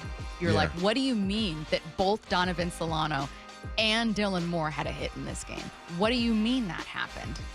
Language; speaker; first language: English; native; English